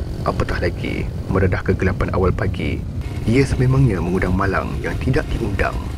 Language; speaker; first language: Malay; native; Malay